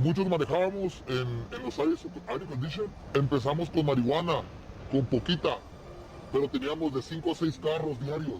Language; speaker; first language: Spanish; native; Spanish